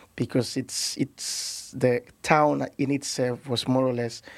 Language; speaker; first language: English; non-native, local second language; Igbo